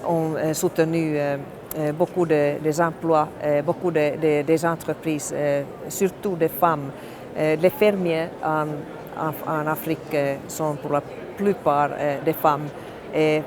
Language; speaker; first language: French; non-native, fluent; Finnish